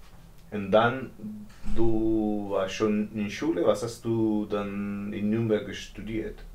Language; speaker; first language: German; non-native, learner; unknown